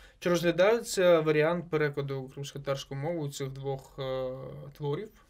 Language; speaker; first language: Ukrainian; non-native, local second language; Crimean Tatar